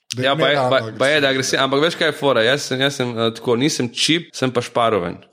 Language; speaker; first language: Slovenian; early bilingual, other home language; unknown